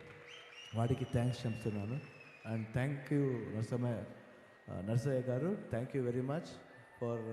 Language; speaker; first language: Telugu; non-native, learner; Kannada